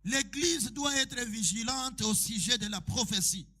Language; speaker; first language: French; non-native, local second language; Swahili